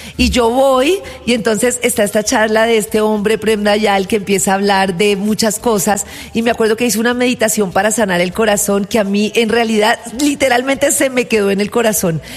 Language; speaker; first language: Spanish; native; Spanish